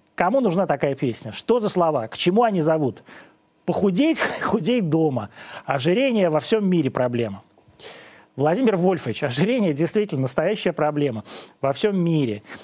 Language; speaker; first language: Russian; native; Russian